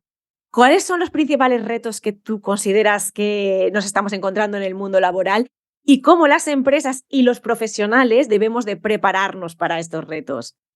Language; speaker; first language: Spanish; native; Spanish